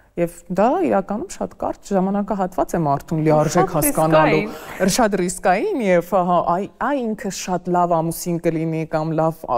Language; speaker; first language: Armenian; native; Armenian